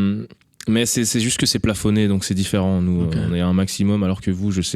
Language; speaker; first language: French; native; French